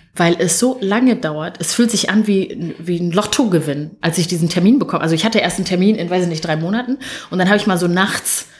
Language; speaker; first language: German; early bilingual, other home language; Kinyarwanda